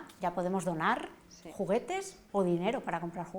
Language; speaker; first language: Spanish; native; Spanish